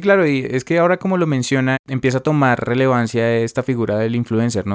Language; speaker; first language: Spanish; native; Spanish